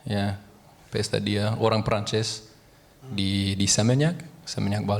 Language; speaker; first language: Indonesian; non-native, learner; English